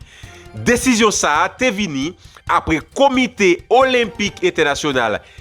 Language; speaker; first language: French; non-native, local second language; Haitian Creole